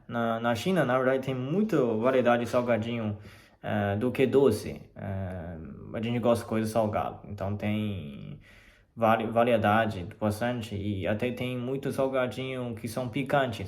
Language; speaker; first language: Portuguese; non-native, fluent; Chinese